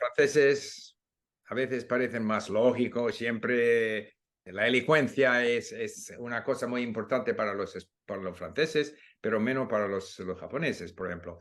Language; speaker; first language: Spanish; non-native, fluent; English